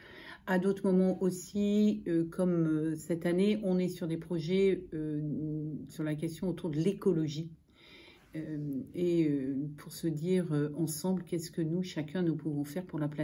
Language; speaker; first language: French; native; French